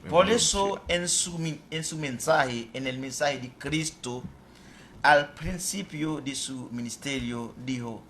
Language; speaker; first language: Spanish; non-native, fluent; Haitian Creole